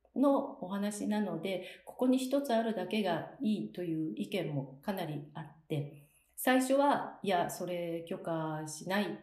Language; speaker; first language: Japanese; native; Japanese